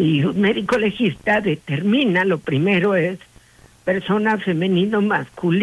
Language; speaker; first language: Spanish; native; Spanish